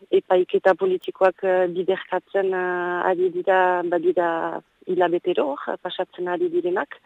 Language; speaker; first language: Basque; non-native, local second language; French